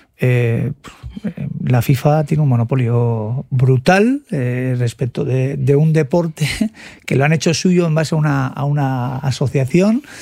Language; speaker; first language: Spanish; native; Spanish